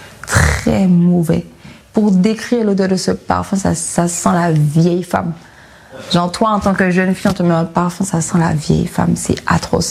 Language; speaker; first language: French; native; French